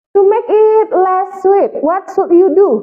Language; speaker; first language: English; non-native, fluent; Indonesian